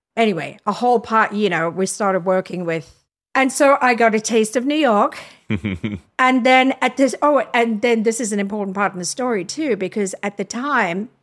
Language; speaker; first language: English; native; English